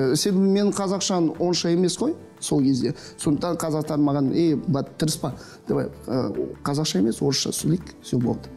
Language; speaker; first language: Kazakh; non-native, fluent; Russian